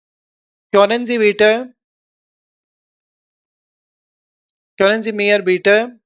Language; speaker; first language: German; non-native, fluent; Hindi